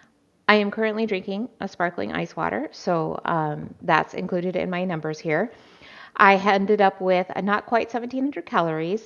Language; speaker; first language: English; native; English